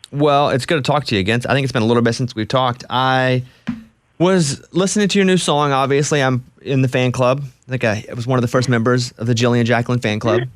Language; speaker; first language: English; native; English